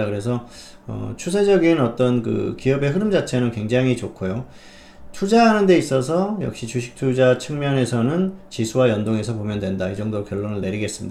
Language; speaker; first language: Korean; native; Korean